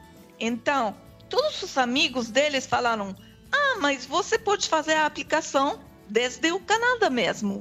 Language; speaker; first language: Portuguese; non-native, fluent; French